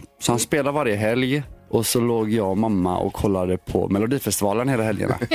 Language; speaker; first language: Swedish; native; Swedish